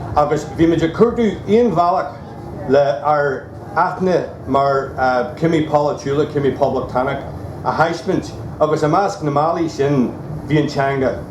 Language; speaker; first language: Irish; non-native, local second language; English